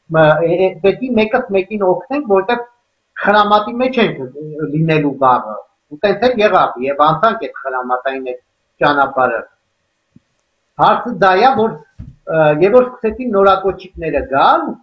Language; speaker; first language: Armenian; native; Armenian